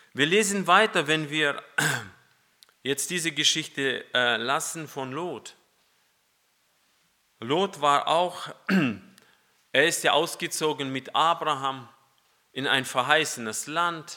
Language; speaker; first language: German; non-native, fluent; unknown